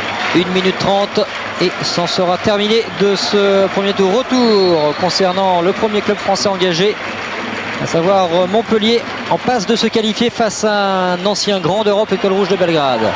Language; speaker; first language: French; native; French